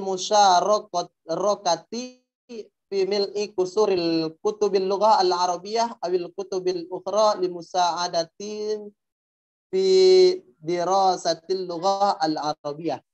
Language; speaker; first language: Arabic; non-native, learner; Indonesian